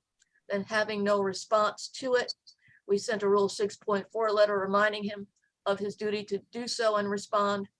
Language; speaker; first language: English; native; English